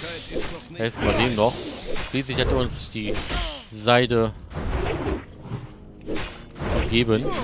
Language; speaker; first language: German; native; German